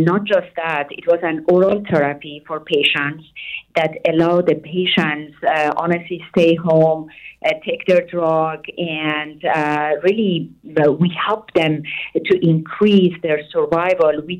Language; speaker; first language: English; non-native, fluent; Persian